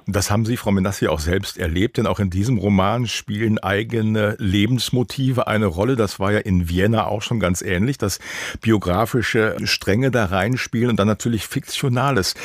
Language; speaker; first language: German; native; German